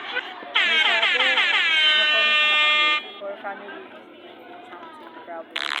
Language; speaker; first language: Filipino; non-native, local second language; Cebuano